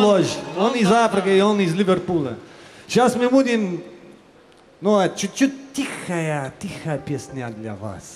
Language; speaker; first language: Russian; non-native, learner; English